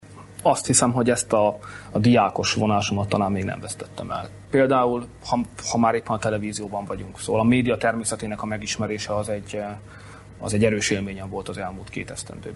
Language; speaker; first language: Hungarian; native; Hungarian